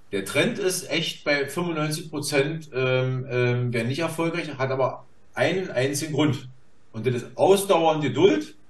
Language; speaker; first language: German; native; German